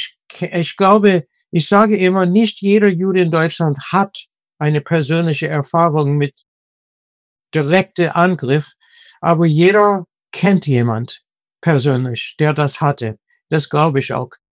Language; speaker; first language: German; non-native, fluent; English